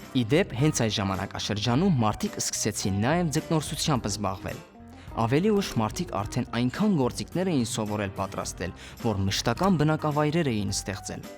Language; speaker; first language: Armenian; early bilingual, heritage; Armenian